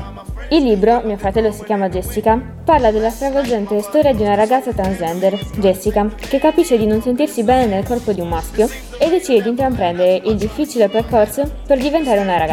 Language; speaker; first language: Italian; native; Italian